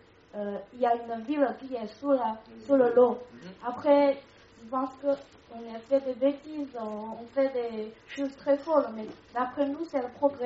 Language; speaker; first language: French; non-native, learner; Chinese